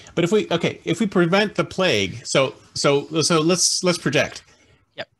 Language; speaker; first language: English; native; English